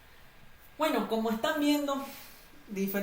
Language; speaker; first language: Spanish; native; Spanish